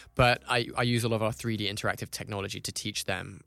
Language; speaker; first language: English; native; English